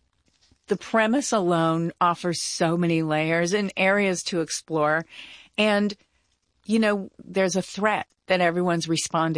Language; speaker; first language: English; native; English